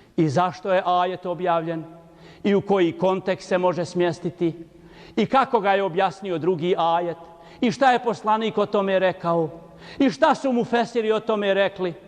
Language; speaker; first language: Bosnian; native; Bosnian